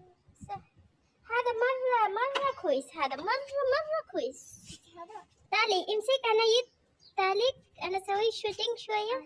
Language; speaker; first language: Arabic; non-native, learner; Bangla